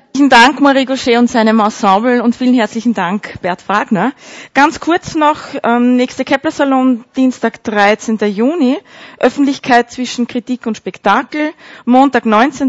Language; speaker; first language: German; native; German